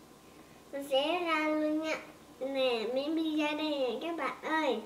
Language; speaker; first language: Vietnamese; early bilingual, heritage; Vietnamese